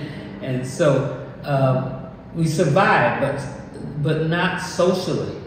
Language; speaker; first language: English; native; English